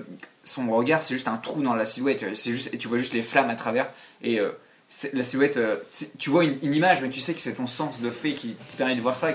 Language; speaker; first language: French; native; French